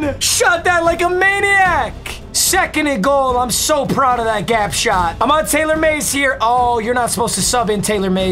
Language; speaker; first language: English; native; English